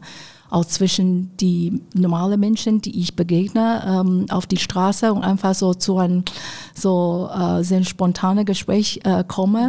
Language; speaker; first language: German; non-native, fluent; Chinese